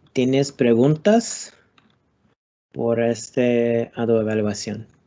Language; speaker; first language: Spanish; non-native, learner; English